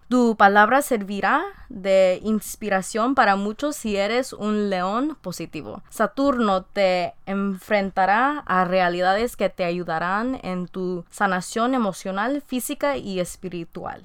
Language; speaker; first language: Spanish; early bilingual, heritage; Spanish